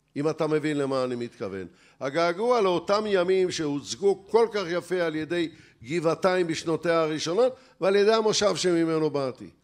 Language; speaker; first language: Hebrew; native; Hebrew